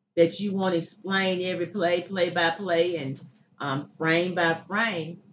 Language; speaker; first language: English; native; English